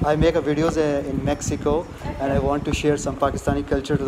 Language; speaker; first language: English; non-native, local second language; Urdu